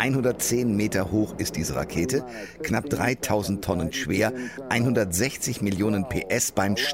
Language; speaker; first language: German; native; German